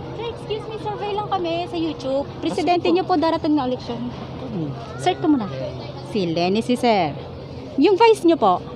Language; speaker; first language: Filipino; non-native, local second language; Bikol